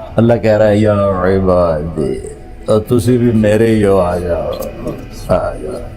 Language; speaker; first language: Urdu; non-native, local second language; Punjabi